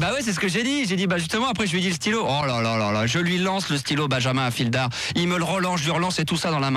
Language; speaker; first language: French; native; French